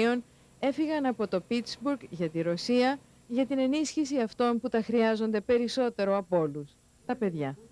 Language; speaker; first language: Greek; native; Greek